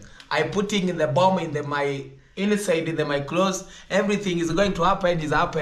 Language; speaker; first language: English; non-native, learner; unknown